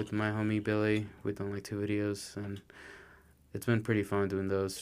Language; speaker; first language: English; non-native, fluent; Spanish